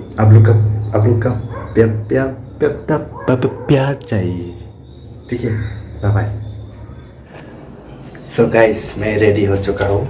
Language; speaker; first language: Hindi; non-native, local second language; Kok Borok